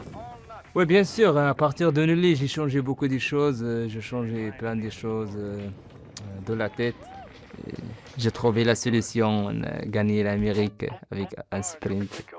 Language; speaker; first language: French; non-native, local second language; Arabic